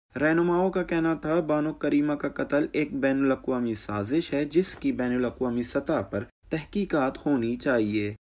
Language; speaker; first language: Urdu; non-native, local second language; Baluchi